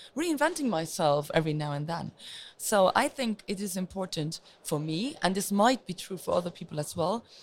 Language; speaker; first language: English; non-native, fluent; Luxembourgish